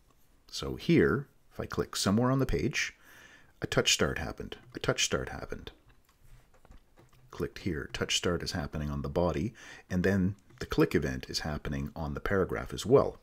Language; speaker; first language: English; native; English